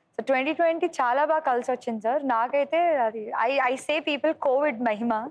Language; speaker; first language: Telugu; non-native, local second language; Sindhi